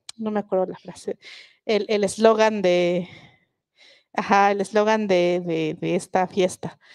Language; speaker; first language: Spanish; non-native, local second language; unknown